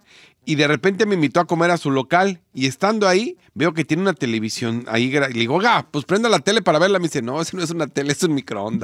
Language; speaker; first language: Spanish; native; Spanish